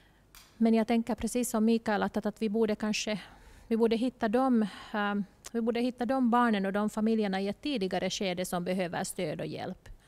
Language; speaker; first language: Swedish; non-native, local second language; Finnish